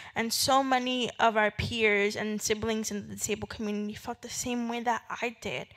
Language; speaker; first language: English; native; English